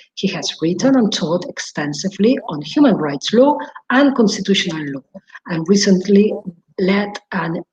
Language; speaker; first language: English; non-native, fluent; Catalan